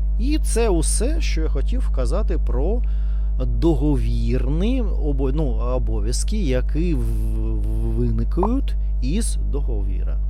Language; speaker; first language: Ukrainian; non-native, learner; Russian